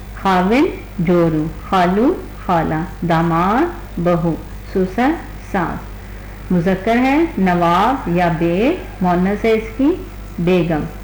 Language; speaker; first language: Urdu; native; Urdu